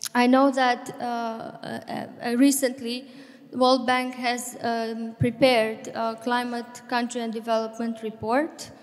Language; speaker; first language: English; non-native, fluent; Romanian